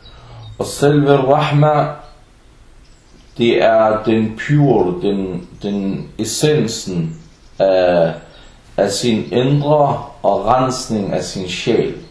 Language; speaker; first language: Danish; non-native, fluent; Arabic